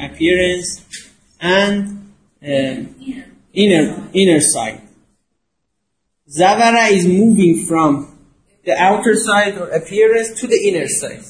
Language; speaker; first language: English; non-native, fluent; Persian